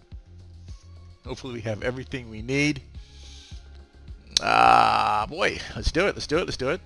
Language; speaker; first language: English; native; English